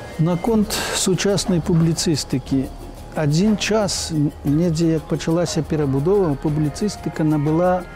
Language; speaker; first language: Belarusian; native; Belarusian